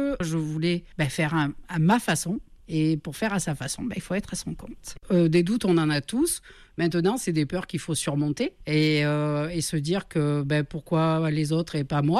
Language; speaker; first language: French; native; French